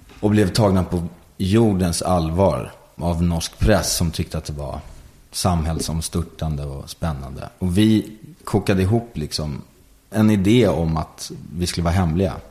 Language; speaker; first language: Swedish; native; Swedish